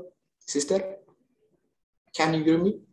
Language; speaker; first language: English; non-native, fluent; Indonesian